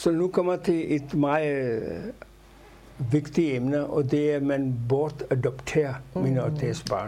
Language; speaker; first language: Danish; non-native, fluent; Urdu